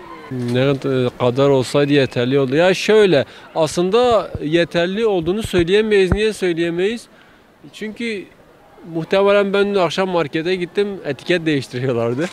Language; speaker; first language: Turkish; native; Turkish